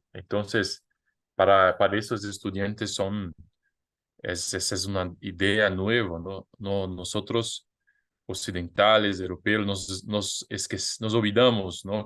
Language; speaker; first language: Spanish; non-native, fluent; Portuguese